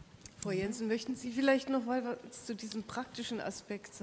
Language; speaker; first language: German; native; German